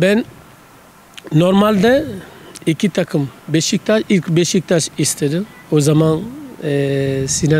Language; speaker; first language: Turkish; non-native, learner; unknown